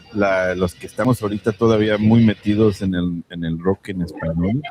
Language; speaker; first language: Spanish; early bilingual, heritage; Spanish